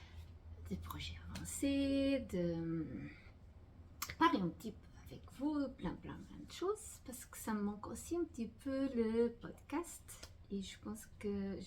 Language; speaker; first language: French; non-native, fluent; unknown